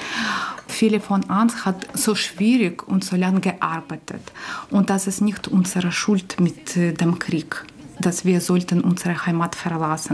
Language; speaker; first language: German; non-native, learner; Ukrainian